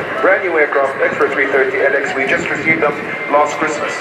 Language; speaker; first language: English; non-native, fluent; Arabic